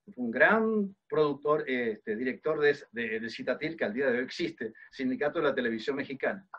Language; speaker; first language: Spanish; early bilingual, other home language; Dutch